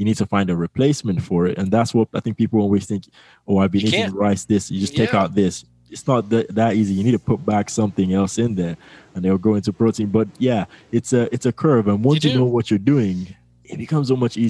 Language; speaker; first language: English; non-native, local second language; Yoruba